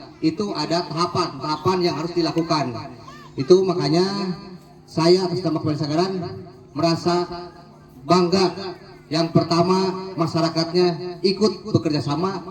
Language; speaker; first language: Indonesian; non-native, local second language; Sundanese